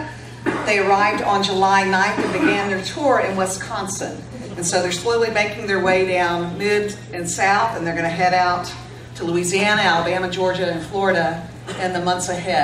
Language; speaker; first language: English; native; English